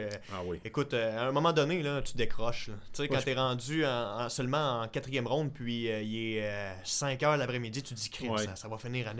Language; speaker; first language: French; native; French